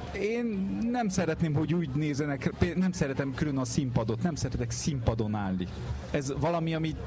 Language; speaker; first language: Hungarian; non-native, fluent; French